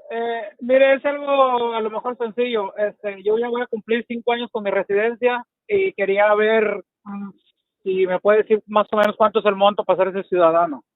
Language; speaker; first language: Spanish; native; Spanish